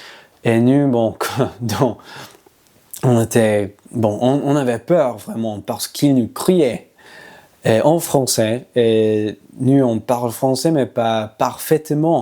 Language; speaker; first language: French; non-native, learner; English